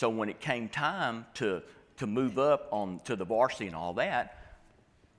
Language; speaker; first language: English; native; English